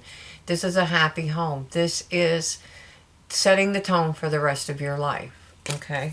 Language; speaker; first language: English; native; English